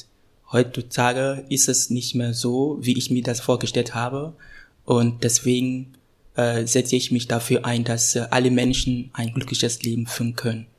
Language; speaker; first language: German; non-native, fluent; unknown